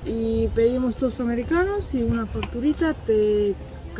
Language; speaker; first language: Spanish; non-native, fluent; Estonian